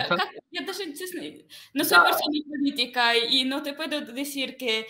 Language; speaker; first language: Spanish; non-native, fluent; Russian